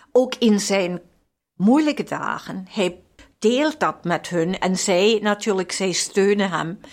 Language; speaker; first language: Dutch; non-native, fluent; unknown